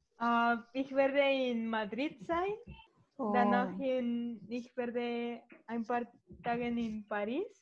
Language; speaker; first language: German; non-native, learner; Spanish